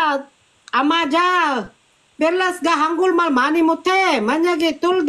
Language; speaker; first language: Korean; non-native, learner; Filipino